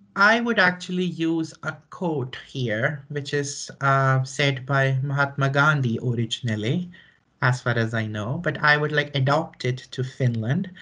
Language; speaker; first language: English; non-native, local second language; Hindi